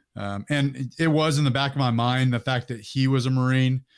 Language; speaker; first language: English; native; English